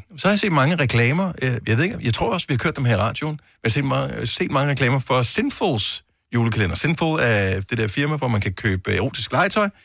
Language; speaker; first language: Danish; native; Danish